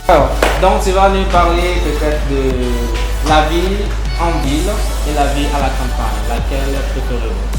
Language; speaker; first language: French; non-native, fluent; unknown